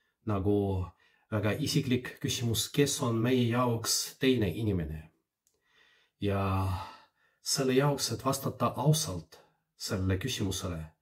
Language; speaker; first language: Estonian; non-native, fluent; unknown